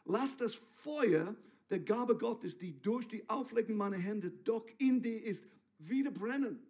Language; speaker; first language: German; non-native, fluent; English